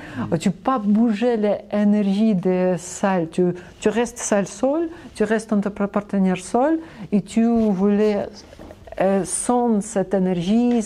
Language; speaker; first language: French; non-native, learner; Russian